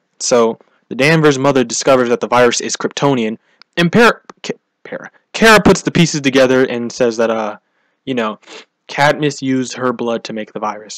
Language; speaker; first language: English; native; English